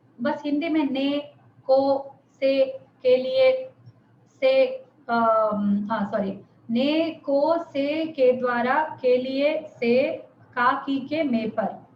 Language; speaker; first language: Hindi; non-native, local second language; Telugu